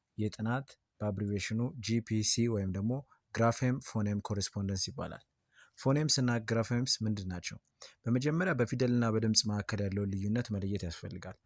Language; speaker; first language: Amharic; native; Amharic